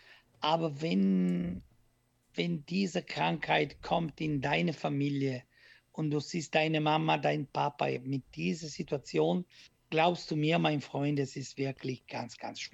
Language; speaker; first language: German; non-native, learner; Italian